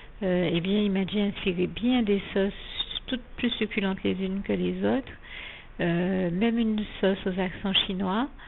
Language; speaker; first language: French; native; French